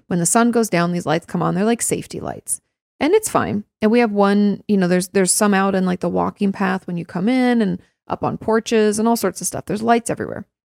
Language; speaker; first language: English; native; English